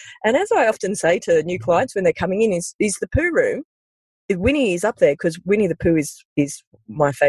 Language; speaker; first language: English; native; English